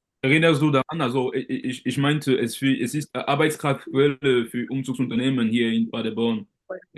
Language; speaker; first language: German; non-native, learner; French